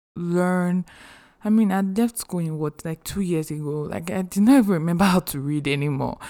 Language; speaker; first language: English; non-native, local second language; Yoruba